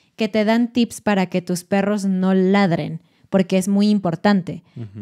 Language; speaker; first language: Spanish; native; Spanish